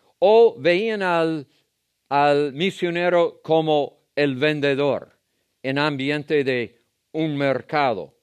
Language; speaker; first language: Spanish; non-native, fluent; English